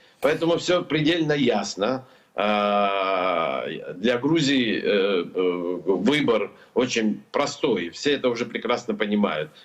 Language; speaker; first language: Russian; non-native, local second language; Georgian